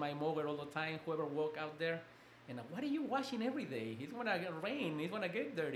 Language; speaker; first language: English; non-native, fluent; Spanish